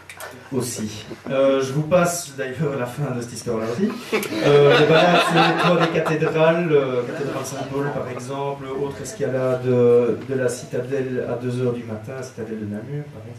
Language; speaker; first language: French; native; French